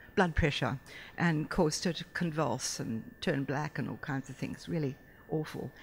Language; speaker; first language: English; native; English